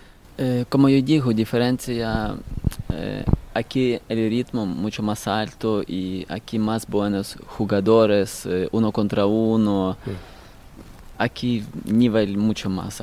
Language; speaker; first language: Spanish; non-native, learner; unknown